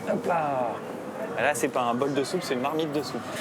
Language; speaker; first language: French; native; French